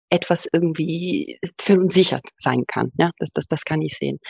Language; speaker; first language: German; non-native, fluent; Italian